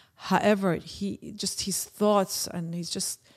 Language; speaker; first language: English; early bilingual, other home language; Persian